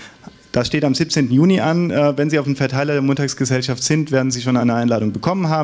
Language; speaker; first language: German; native; German